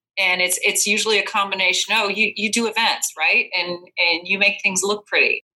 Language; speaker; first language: English; non-native, fluent; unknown